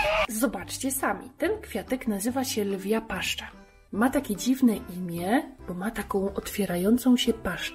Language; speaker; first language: Polish; native; Polish